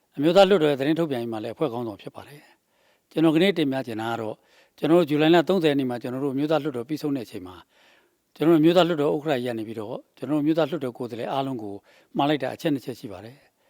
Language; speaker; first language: Burmese; native; Burmese